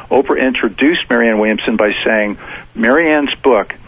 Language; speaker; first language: English; native; English